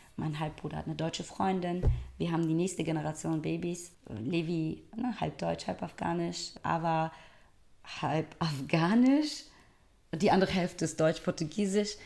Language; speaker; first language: German; early bilingual, other home language; Persian